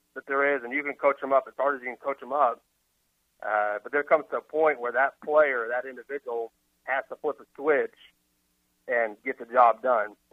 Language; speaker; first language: English; native; English